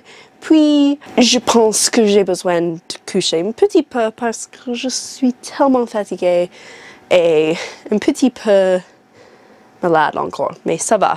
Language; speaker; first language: French; non-native, learner; English